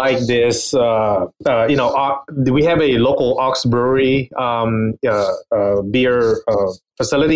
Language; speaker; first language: English; non-native, local second language; Filipino